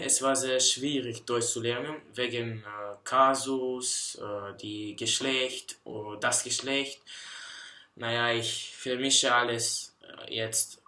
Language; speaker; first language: German; non-native, learner; Russian